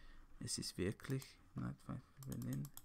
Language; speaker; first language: German; non-native, learner; English